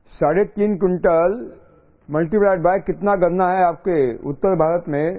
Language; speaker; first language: Hindi; non-native, local second language; Marathi